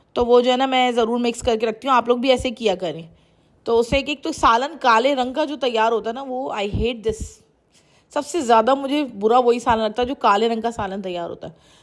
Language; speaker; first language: Urdu; native; Urdu